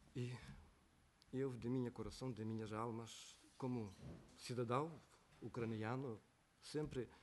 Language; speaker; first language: Portuguese; non-native, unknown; Ukrainian